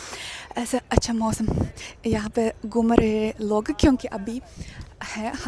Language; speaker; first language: Hindi; non-native, learner; Russian